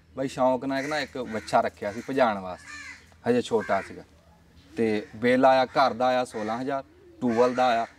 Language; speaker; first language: Punjabi; native; Punjabi